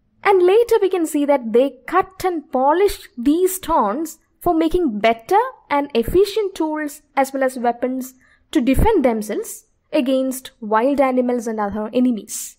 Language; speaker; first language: English; non-native, local second language; Malayalam